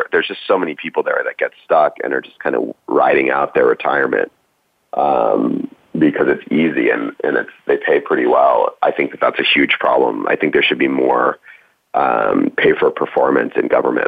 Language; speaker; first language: English; native; English